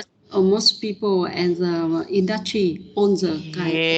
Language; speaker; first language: English; non-native, learner; Vietnamese